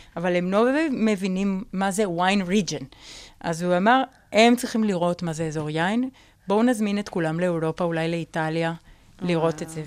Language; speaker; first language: Hebrew; non-native, fluent; Spanish